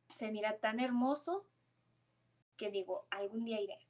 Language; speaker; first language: Spanish; early bilingual, heritage; Spanish